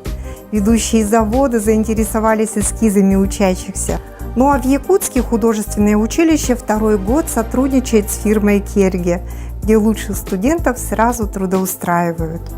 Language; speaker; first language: Russian; native; Russian